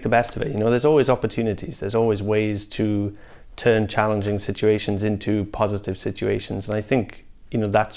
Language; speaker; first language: English; native; English